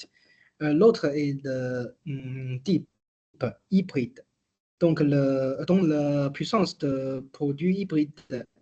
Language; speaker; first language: French; non-native, learner; Chinese